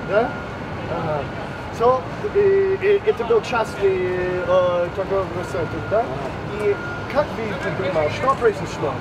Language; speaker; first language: Russian; non-native, learner; English